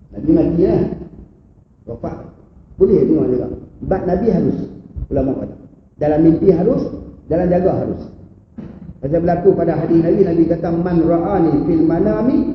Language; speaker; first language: Malay; native; Malay